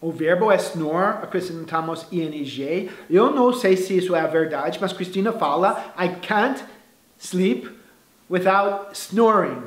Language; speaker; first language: Portuguese; non-native, fluent; English